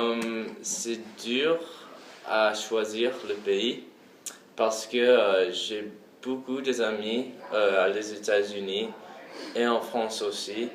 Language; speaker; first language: French; early bilingual, heritage; French